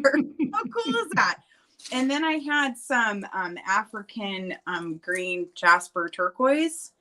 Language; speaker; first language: English; native; English